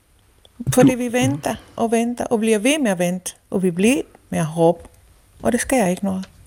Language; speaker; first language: Danish; non-native, fluent; Spanish